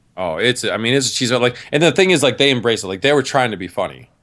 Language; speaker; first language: English; native; English